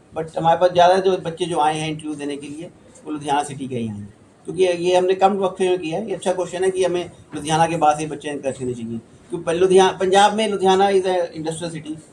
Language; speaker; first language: Hindi; non-native, local second language; Punjabi